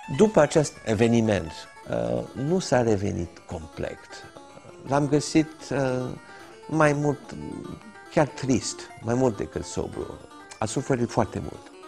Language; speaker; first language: Romanian; early bilingual, heritage; Romanian